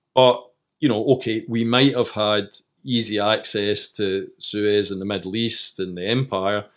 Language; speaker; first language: English; native; English